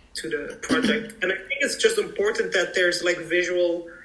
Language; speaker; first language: English; early bilingual, heritage; English